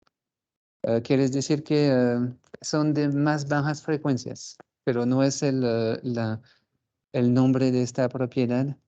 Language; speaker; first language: Spanish; non-native, fluent; French